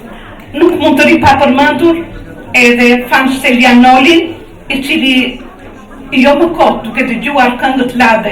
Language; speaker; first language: Albanian; native; Albanian